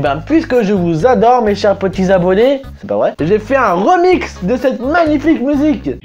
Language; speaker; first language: French; native; French